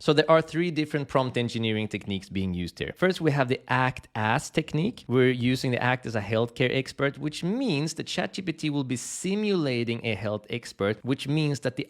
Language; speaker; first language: English; native; English